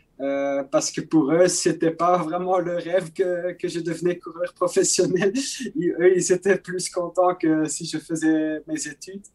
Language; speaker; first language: French; non-native, local second language; Dutch